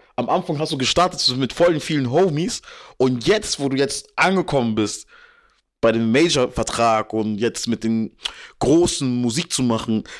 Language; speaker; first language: German; native; German